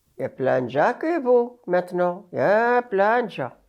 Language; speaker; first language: French; non-native, learner; Arabic